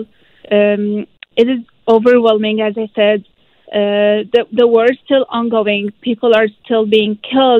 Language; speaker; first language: English; non-native, fluent; Arabic